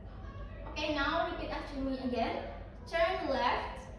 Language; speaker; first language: English; non-native, fluent; Indonesian